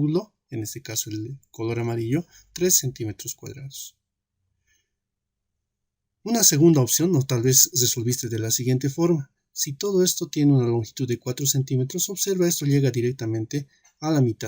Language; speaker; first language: Spanish; native; Spanish